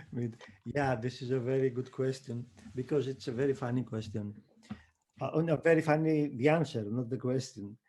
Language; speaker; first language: English; non-native, fluent; Greek